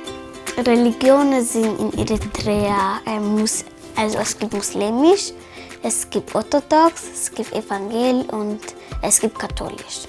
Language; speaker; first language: German; early bilingual, other home language; Tigrinya